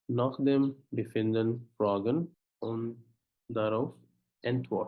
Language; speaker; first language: German; non-native, fluent; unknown